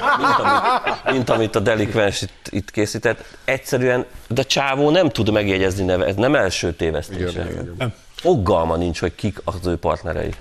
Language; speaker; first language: Hungarian; native; Hungarian